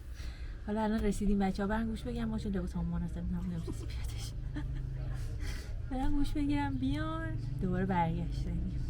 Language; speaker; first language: Persian; native; Persian